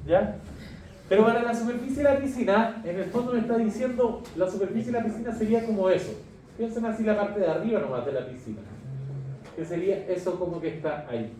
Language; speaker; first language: Spanish; native; Spanish